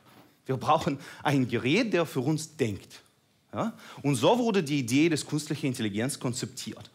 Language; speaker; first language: German; non-native, fluent; Russian